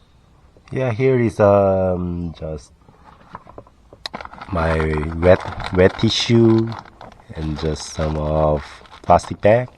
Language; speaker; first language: English; non-native, learner; Korean